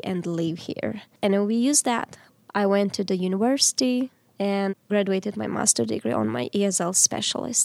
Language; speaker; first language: English; non-native, fluent; Uzbek